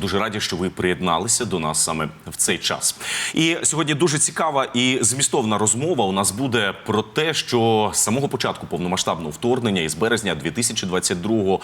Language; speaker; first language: Ukrainian; native; Ukrainian